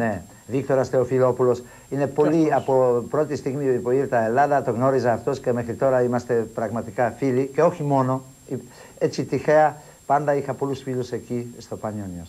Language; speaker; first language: Greek; non-native, fluent; Polish